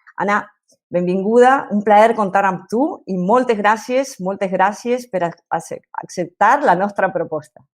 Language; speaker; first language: Catalan; non-native, local second language; Spanish